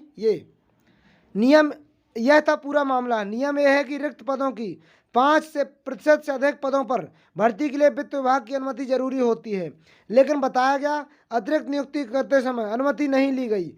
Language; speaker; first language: Hindi; native; Hindi